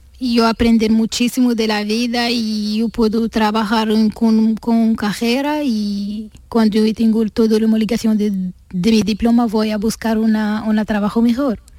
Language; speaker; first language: Spanish; non-native, learner; Arabic